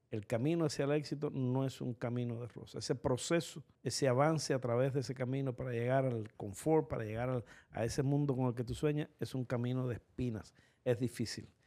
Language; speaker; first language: Spanish; native; Spanish